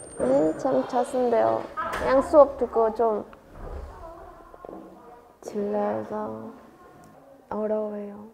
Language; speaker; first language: Korean; early bilingual, other home language; Vietnamese